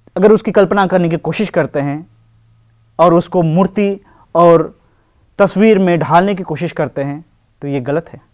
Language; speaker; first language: Hindi; native; Hindi